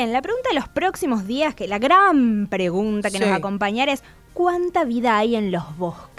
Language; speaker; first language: Spanish; native; Spanish